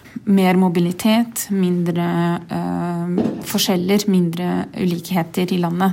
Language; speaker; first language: Norwegian; non-native, fluent; Portuguese